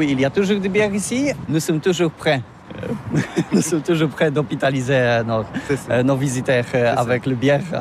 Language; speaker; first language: French; non-native, learner; Polish